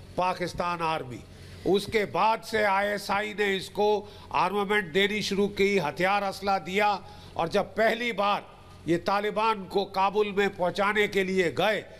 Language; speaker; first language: Hindi; native; Hindi